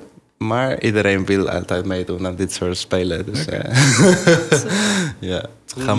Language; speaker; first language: Dutch; non-native, fluent; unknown